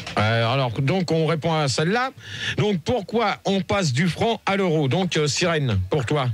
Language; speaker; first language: French; native; French